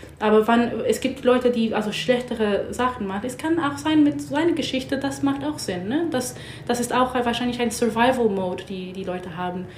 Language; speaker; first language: German; non-native, learner; English